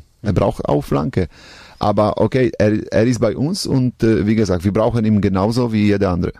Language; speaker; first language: German; non-native, learner; Polish